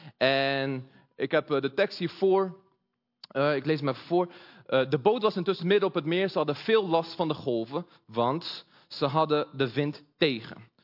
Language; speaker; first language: Dutch; early bilingual, other home language; Portuguese